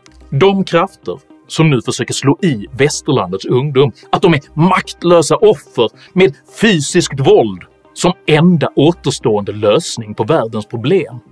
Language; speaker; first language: Swedish; native; Swedish